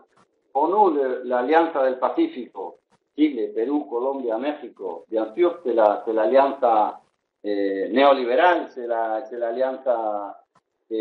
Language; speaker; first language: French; non-native, fluent; Spanish